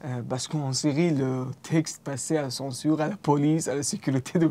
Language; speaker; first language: French; non-native, learner; Arabic